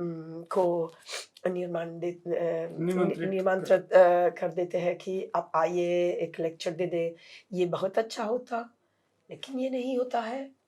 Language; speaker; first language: Hindi; non-native, fluent; Italian